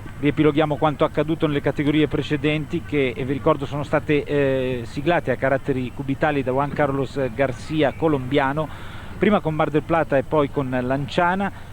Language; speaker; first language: Italian; native; Italian